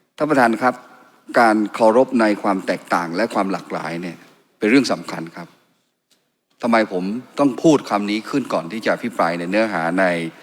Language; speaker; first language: Thai; non-native, local second language; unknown